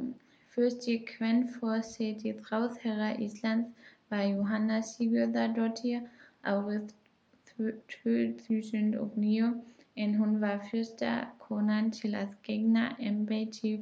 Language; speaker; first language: Icelandic; non-native, learner; German